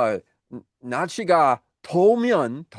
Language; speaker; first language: Korean; non-native, learner; English